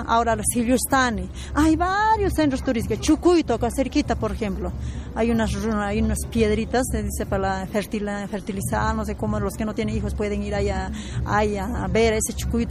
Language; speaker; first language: Spanish; native; Spanish